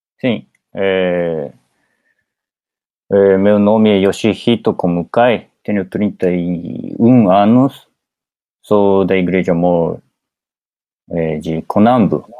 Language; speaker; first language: Portuguese; non-native, learner; Japanese